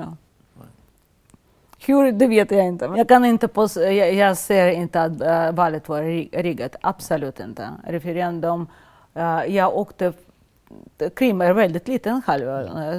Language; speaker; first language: Swedish; non-native, fluent; Russian